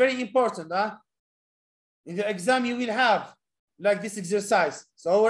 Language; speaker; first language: English; non-native, fluent; Arabic